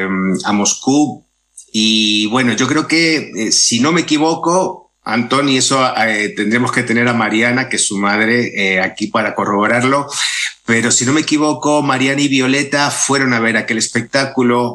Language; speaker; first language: Spanish; native; Spanish